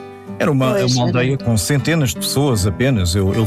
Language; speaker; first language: Portuguese; native; Portuguese